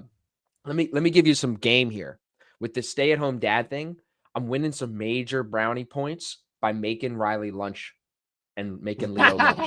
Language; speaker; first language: English; native; English